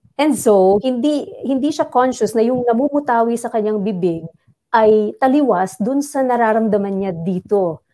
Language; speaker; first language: Filipino; non-native, local second language; Bikol